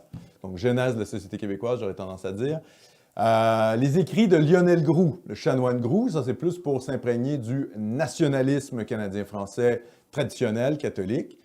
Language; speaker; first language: French; native; French